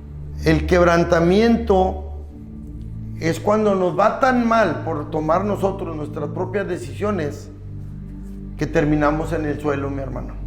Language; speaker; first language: Spanish; native; Spanish